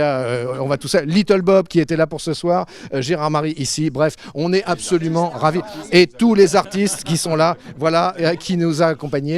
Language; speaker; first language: French; native; French